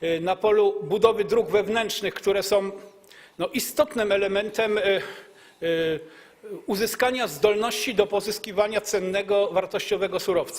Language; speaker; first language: Polish; native; Polish